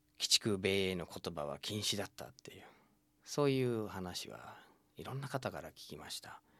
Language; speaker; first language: Japanese; non-native, fluent; English